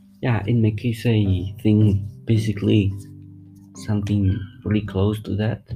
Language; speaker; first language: English; non-native, fluent; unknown